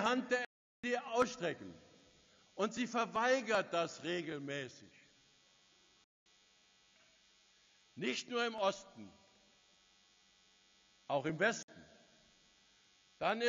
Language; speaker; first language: German; native; German